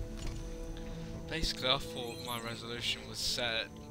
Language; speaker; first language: English; native; English